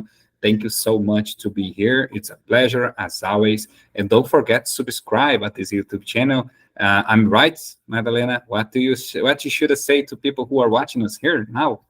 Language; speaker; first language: English; non-native, fluent; Portuguese